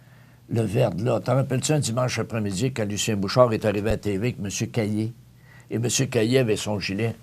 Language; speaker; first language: French; native; French